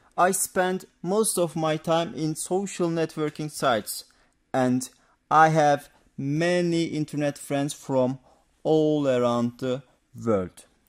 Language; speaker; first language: English; non-native, fluent; Turkish